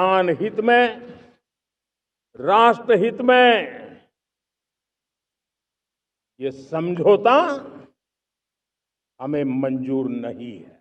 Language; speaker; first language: Hindi; non-native, local second language; Gujarati